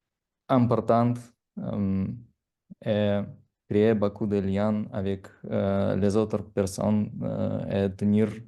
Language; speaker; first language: French; non-native, learner; Russian